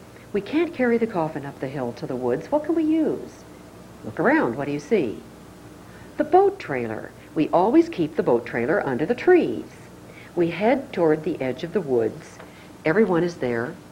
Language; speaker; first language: English; native; English